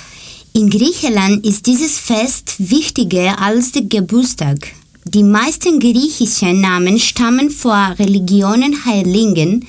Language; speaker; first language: German; non-native, learner; Greek